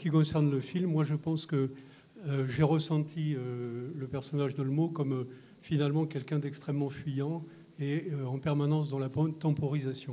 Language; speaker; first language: French; native; French